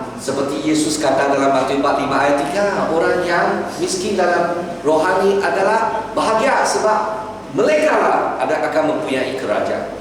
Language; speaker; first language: Malay; non-native, local second language; Chinese